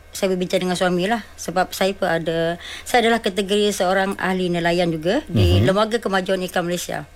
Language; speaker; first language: Malay; non-native, local second language; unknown